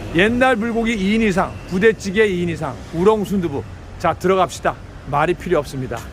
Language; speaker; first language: Korean; native; Korean